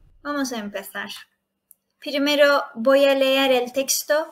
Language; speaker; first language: Spanish; non-native, fluent; Turkish